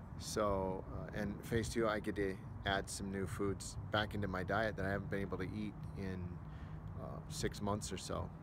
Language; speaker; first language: English; native; English